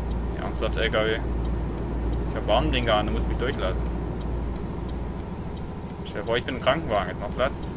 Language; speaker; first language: German; native; German